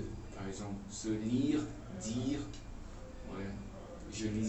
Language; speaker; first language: French; non-native, fluent; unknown